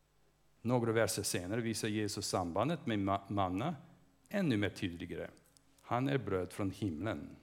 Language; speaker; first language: Swedish; non-native, fluent; English